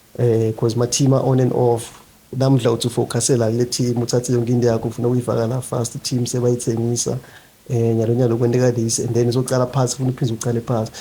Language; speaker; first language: Zulu; non-native, local second language; Swati